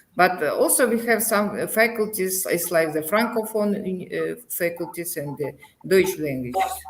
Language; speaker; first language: English; non-native, learner; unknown